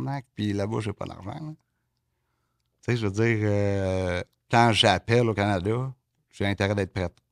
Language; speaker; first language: French; native; French